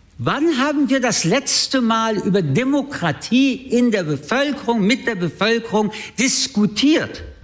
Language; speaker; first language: German; early bilingual, other home language; French